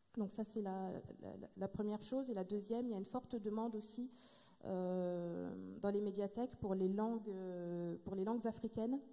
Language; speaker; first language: French; native; French